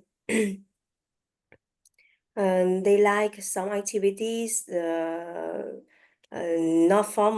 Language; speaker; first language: English; non-native, learner; French